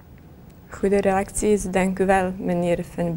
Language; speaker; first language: Dutch; non-native, learner; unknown